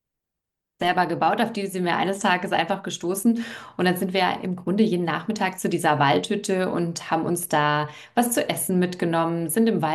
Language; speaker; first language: German; native; German